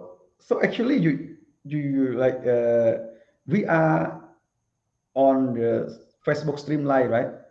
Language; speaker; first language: English; non-native, learner; Khmer